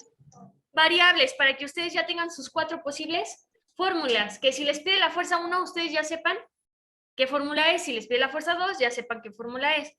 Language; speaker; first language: Spanish; native; Spanish